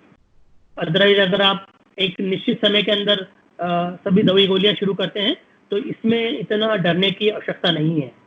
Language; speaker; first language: Hindi; native; Hindi